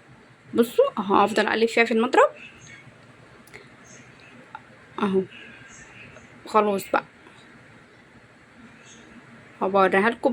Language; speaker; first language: Arabic; native; Arabic